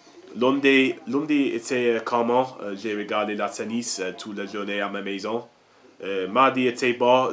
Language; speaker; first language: French; non-native, learner; English